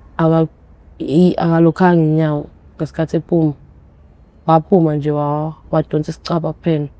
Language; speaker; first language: Zulu; early bilingual, other home language; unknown